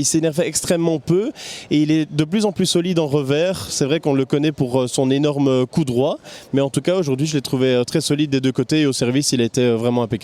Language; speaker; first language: French; native; French